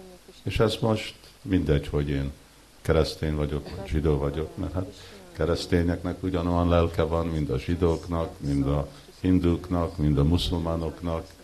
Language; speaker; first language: Hungarian; early bilingual, heritage; Hungarian